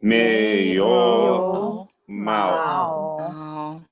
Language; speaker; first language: Chinese; non-native, learner; English